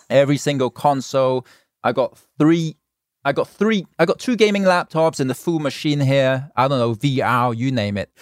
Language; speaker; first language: English; non-native, local second language; Cantonese